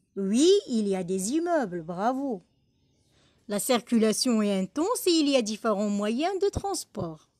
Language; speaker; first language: French; non-native, local second language; Arabic